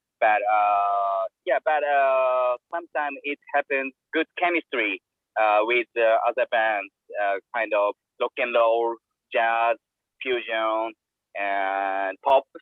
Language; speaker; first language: English; non-native, learner; Japanese